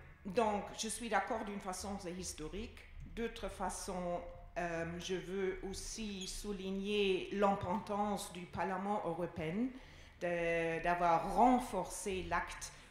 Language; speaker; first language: French; non-native, fluent; German